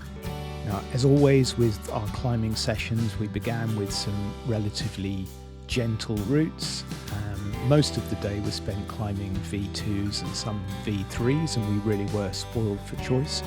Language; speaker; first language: English; native; English